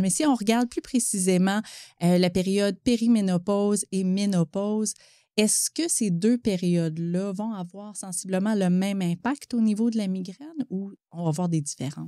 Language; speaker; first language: French; native; French